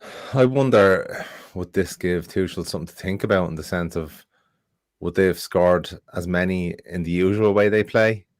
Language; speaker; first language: English; native; English